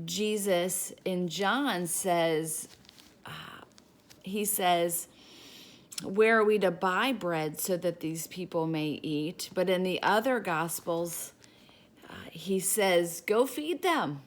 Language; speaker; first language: English; native; English